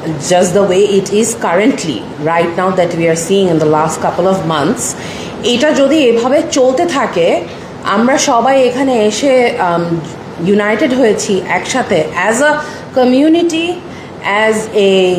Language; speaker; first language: Bangla; native; Bangla